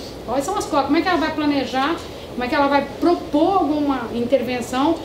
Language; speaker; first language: Portuguese; native; Portuguese